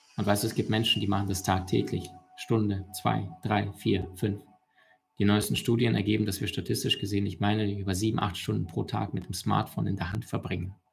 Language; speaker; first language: German; early bilingual, other home language; Russian